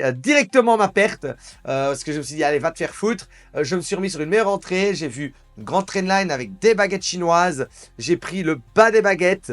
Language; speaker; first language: French; native; French